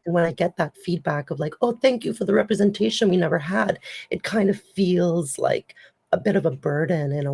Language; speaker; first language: English; native; English